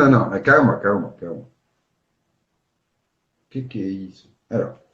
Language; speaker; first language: Portuguese; non-native, fluent; French